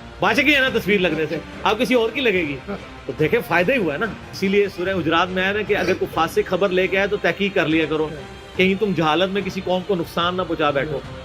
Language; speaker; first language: Urdu; non-native, local second language; Punjabi